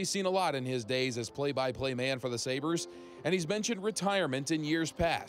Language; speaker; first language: English; native; English